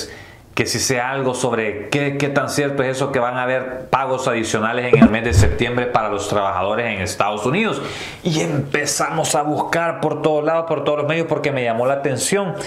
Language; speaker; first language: Spanish; native; Spanish